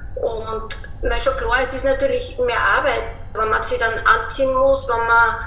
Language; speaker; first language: German; native; German